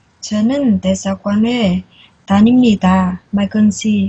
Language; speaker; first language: Korean; non-native, learner; Vietnamese